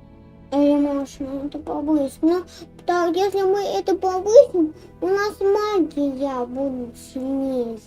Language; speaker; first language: Russian; native; Russian